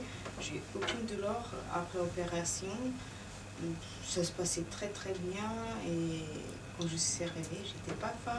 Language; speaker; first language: French; non-native, fluent; Serbian